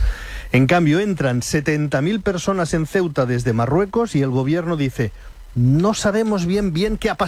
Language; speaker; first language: Spanish; native; Spanish